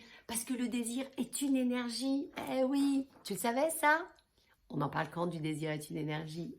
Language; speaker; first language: French; native; French